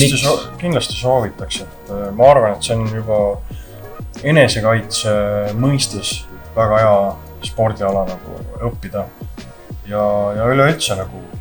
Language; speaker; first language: Estonian; native; Estonian